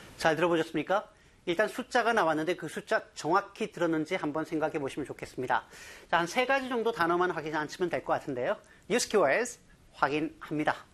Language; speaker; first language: Korean; native; Korean